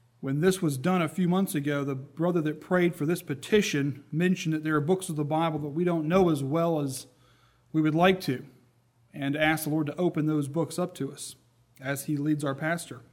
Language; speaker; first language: English; native; English